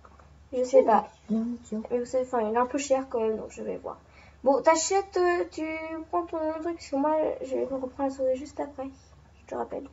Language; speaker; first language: French; native; French